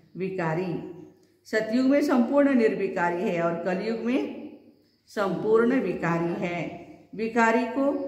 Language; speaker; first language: Hindi; non-native, local second language; Marathi